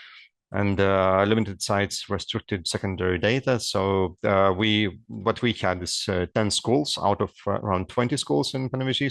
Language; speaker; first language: English; non-native, fluent; Lithuanian